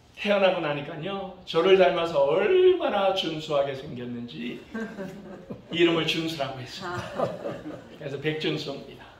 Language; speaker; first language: Korean; early bilingual, other home language; English